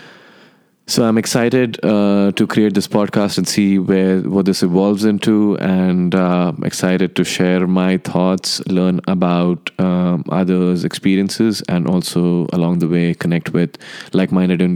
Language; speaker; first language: English; non-native, local second language; Hindi